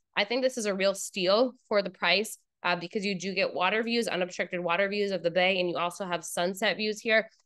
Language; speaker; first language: English; native; English